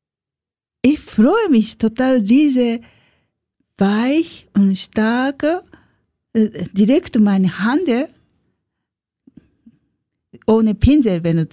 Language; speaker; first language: German; non-native, learner; Japanese